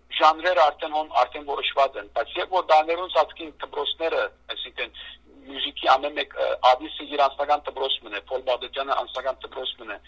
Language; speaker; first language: Armenian; native; Armenian